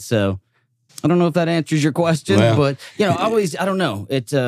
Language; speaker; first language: English; native; English